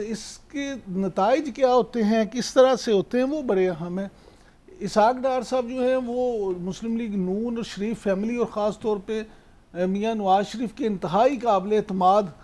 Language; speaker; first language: Urdu; native; Urdu